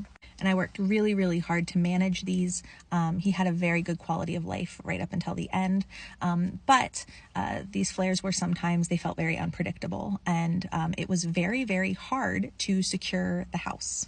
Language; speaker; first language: English; native; English